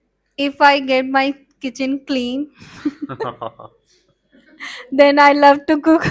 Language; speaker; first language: English; non-native, learner; Hindi